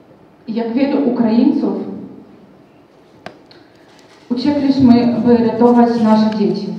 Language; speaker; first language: Polish; non-native, fluent; Ukrainian